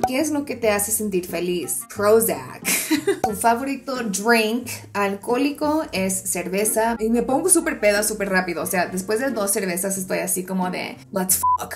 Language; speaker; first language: Spanish; early bilingual, other home language; English